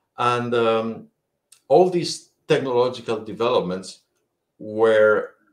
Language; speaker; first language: English; non-native, fluent; Spanish